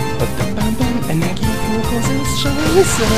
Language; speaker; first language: German; native; German